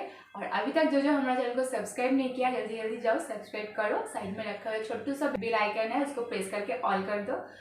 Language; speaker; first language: Hindi; non-native, local second language; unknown